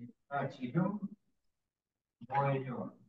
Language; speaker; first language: Korean; non-native, learner; Kyrgyz